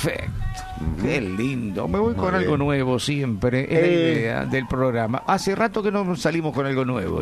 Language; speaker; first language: Spanish; native; Spanish